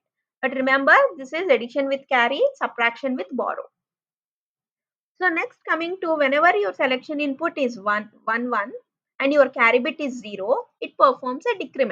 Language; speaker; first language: English; non-native, local second language; Telugu